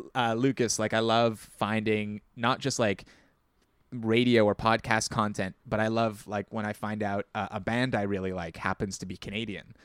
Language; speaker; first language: English; native; English